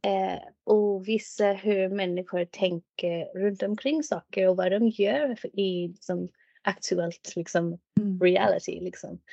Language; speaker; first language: Swedish; non-native, fluent; English